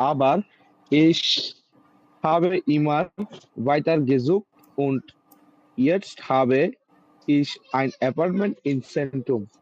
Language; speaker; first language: German; non-native, learner; Bangla